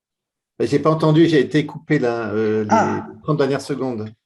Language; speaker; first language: French; native; French